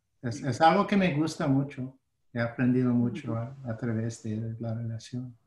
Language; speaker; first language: Spanish; non-native, fluent; English